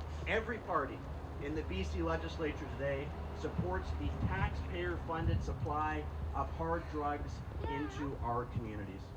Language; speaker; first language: English; native; English